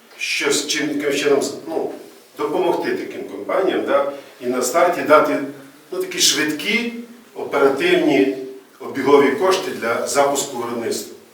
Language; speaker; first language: Ukrainian; native; Ukrainian